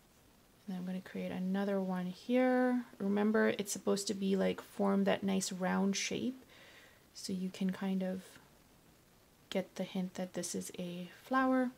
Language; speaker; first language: English; native; English